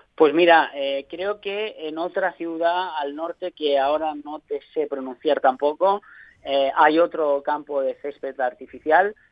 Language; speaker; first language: Spanish; native; Spanish